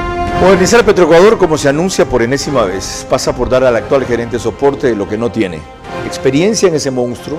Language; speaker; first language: Spanish; native; Spanish